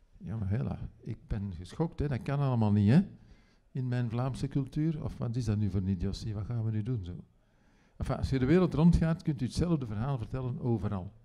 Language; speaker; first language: Dutch; native; Dutch